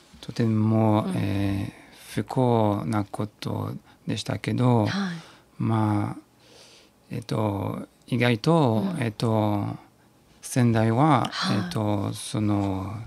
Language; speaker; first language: Japanese; non-native, learner; French